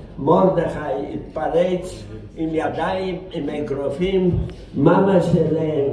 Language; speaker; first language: Hebrew; non-native, fluent; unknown